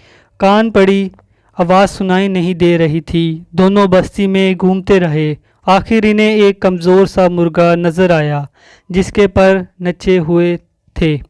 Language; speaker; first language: Urdu; native; Urdu